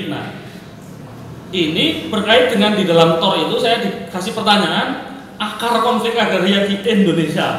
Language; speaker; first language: Indonesian; native; Indonesian